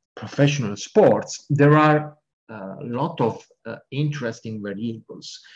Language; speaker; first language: English; non-native, fluent; Italian